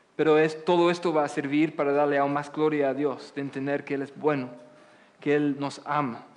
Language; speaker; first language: Spanish; non-native, fluent; English